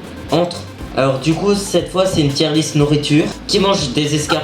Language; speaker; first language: French; native; French